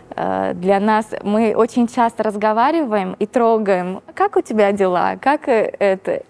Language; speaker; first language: Russian; non-native, fluent; Portuguese